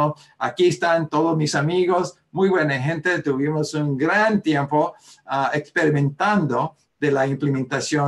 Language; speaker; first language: Spanish; early bilingual, heritage; Spanish